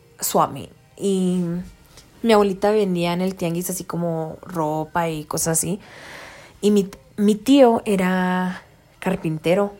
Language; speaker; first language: Spanish; early bilingual, heritage; Spanish